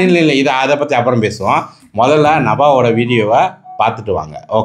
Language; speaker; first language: Tamil; native; Tamil